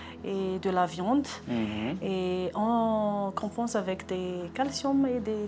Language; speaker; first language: French; non-native, local second language; Malagasy